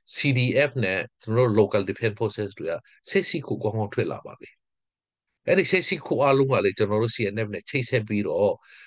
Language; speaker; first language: Burmese; non-native, local second language; Hakha Chin